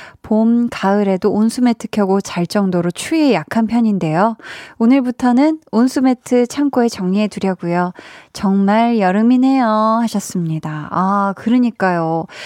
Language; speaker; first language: Korean; native; Korean